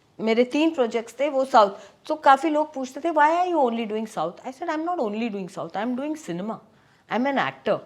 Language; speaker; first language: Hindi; non-native, local second language; Tamil